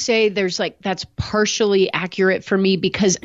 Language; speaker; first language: English; native; English